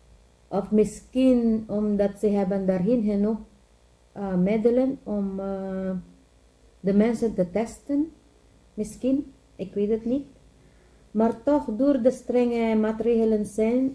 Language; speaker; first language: Dutch; non-native, learner; Filipino